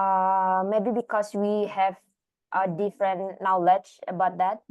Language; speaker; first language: English; non-native, learner; Indonesian